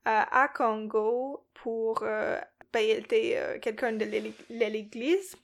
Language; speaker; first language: French; non-native, local second language; English